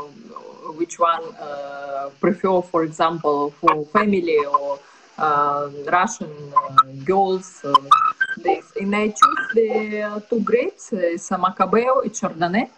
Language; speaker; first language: English; non-native, learner; Russian